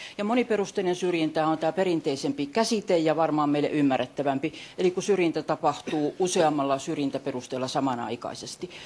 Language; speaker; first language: Finnish; native; Finnish